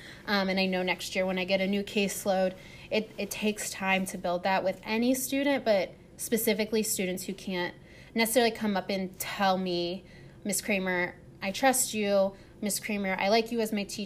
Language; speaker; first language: English; native; English